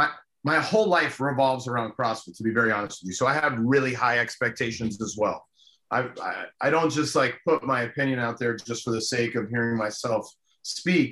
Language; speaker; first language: English; early bilingual, other home language; Spanish